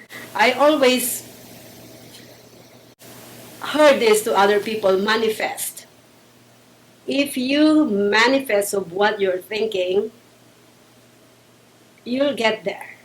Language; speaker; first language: English; non-native, local second language; Filipino